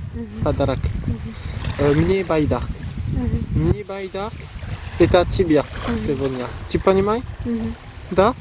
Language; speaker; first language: Russian; non-native, learner; French